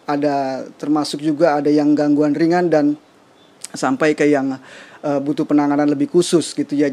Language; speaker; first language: Indonesian; native; Indonesian